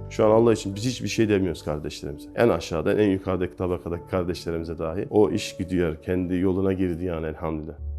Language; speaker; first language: Turkish; native; Turkish